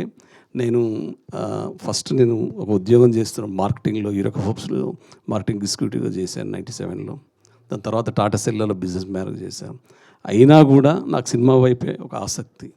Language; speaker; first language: Telugu; native; Telugu